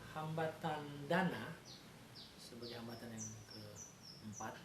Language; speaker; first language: Malay; native; Malay